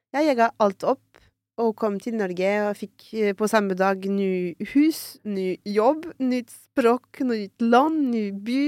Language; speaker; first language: Norwegian; non-native, fluent; French